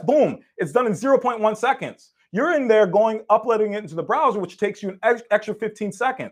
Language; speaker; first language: English; native; English